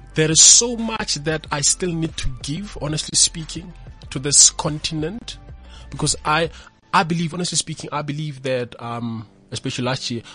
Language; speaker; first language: English; non-native, local second language; Northern Sotho